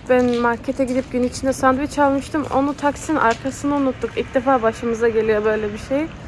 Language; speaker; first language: Turkish; early bilingual, heritage; Turkish